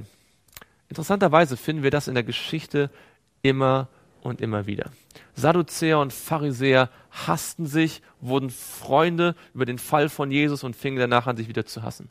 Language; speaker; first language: German; native; German